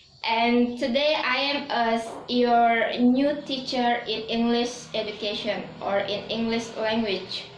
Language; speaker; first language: English; non-native, learner; Indonesian